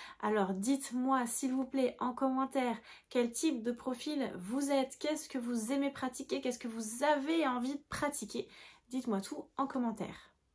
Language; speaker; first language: French; native; French